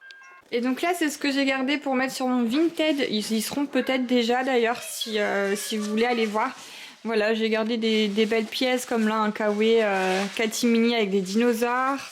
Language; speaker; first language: French; native; French